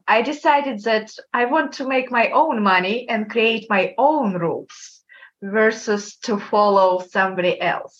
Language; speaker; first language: English; non-native, fluent; Kazakh